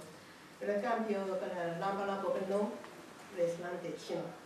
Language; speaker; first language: Spanish; non-native, learner; Chinese